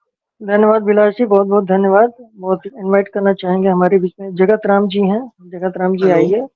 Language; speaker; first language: Hindi; native; Hindi